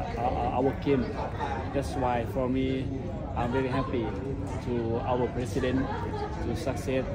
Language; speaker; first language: English; non-native, learner; Thai